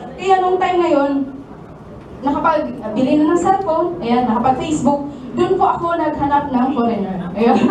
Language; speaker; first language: Filipino; non-native, local second language; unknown